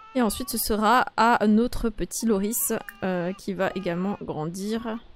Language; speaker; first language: French; non-native, fluent; Polish